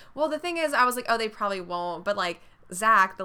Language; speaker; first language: English; native; English